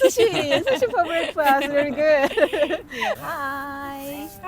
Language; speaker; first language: English; non-native, local second language; Japanese